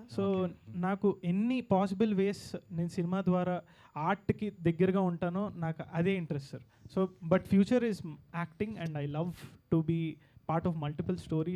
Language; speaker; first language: Telugu; native; Telugu